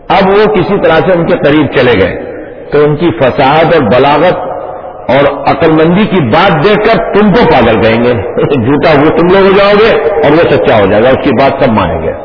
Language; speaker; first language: Urdu; non-native, local second language; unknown